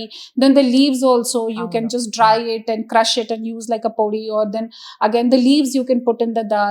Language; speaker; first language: English; non-native, local second language; Hindi